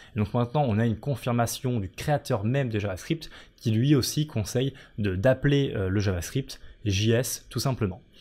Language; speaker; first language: French; native; French